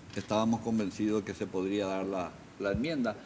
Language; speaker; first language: Spanish; native; Spanish